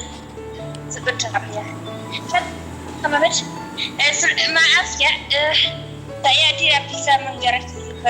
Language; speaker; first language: Indonesian; non-native, fluent; German